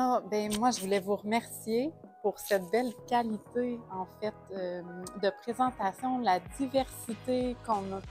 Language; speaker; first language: French; native; French